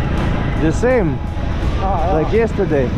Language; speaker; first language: English; non-native, learner; Russian